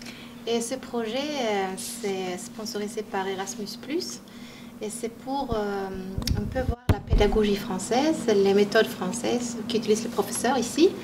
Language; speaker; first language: French; non-native, fluent; Swedish